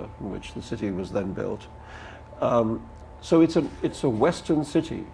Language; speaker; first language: English; non-native, local second language; Urdu